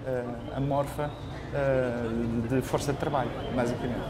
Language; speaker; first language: Portuguese; native; Portuguese